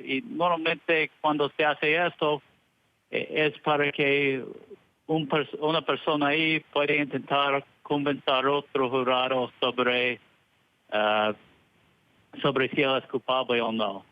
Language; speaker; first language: Spanish; early bilingual, heritage; Spanish